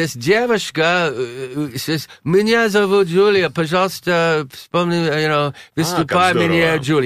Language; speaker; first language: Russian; non-native, learner; English